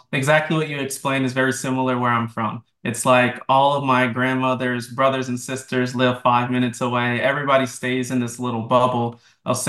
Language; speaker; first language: English; native; English